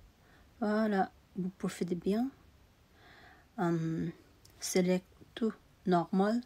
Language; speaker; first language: French; non-native, learner; Tibetan